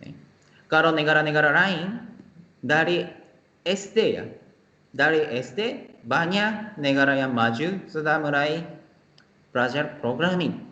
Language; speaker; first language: Indonesian; non-native, fluent; Japanese